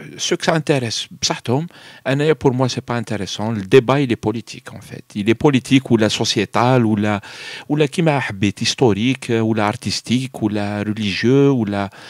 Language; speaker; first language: French; non-native, local second language; Arabic